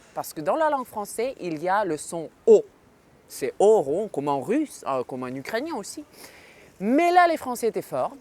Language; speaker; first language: French; non-native, fluent; Ukrainian